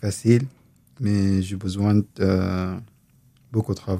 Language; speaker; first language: French; non-native, learner; Arabic